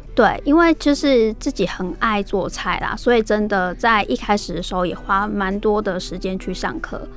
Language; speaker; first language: Chinese; native; Chinese